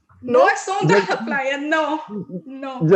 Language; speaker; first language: Spanish; non-native, learner; Portuguese